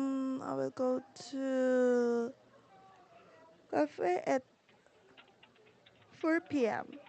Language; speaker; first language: English; non-native, learner; Korean